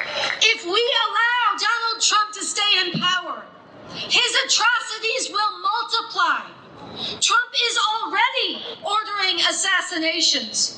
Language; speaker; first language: English; native; English